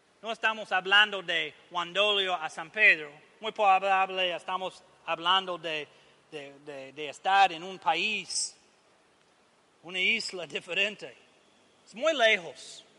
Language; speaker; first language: Spanish; non-native, learner; English